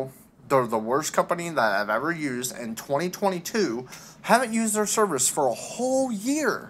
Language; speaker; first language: English; native; English